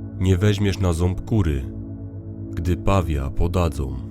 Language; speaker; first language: Polish; native; Polish